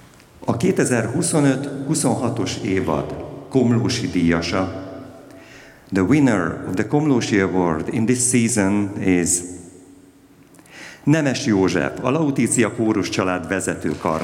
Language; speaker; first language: Hungarian; native; Hungarian